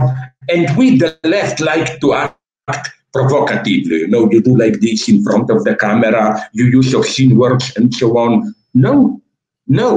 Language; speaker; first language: English; non-native, fluent; Slovenian